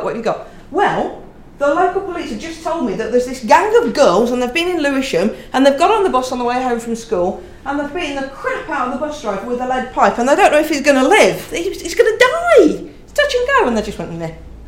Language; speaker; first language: English; native; English